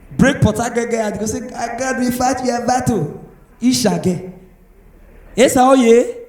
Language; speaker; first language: Nigerian Pidgin; native; Nigerian Pidgin